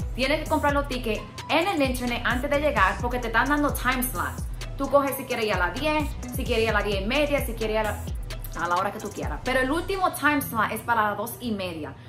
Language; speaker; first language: Spanish; early bilingual, heritage; Spanish